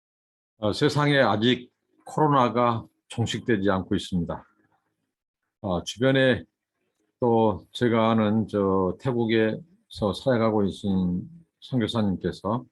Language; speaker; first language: Korean; native; Korean